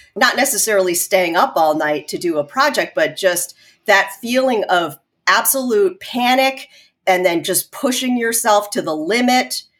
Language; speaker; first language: English; early bilingual, other home language; Chinese